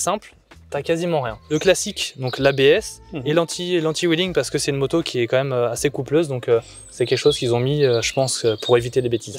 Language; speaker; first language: French; native; French